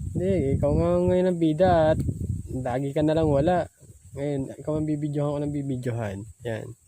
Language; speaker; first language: Filipino; native; Filipino